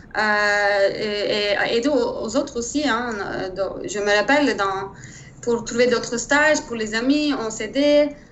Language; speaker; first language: French; non-native, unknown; Turkish